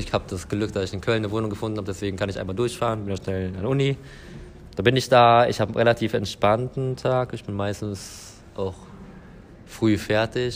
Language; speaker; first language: German; native; German